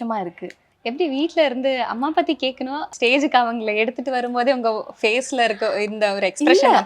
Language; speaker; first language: Tamil; native; Tamil